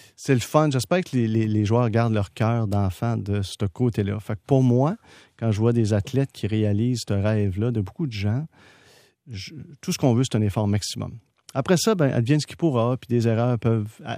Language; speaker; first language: French; native; French